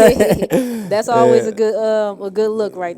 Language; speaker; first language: English; native; English